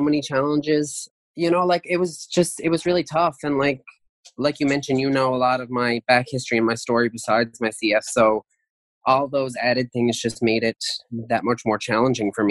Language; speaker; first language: English; native; English